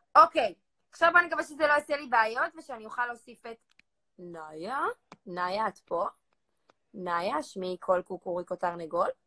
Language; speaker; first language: Hebrew; native; Hebrew